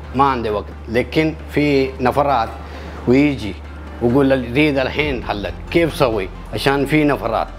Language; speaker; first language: Arabic; non-native, learner; Urdu